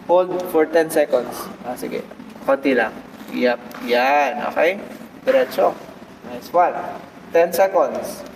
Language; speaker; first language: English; non-native, local second language; Filipino